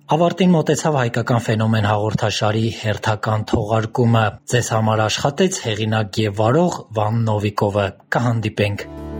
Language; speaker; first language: Armenian; native; Armenian